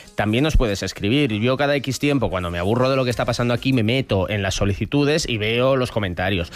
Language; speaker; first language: Spanish; native; Spanish